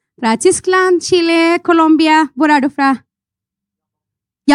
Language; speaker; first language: Norwegian; non-native, fluent; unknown